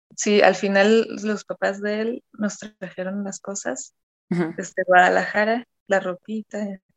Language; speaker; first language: Spanish; non-native, fluent; German